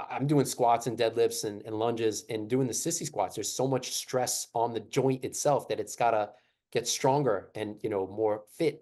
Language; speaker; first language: English; native; English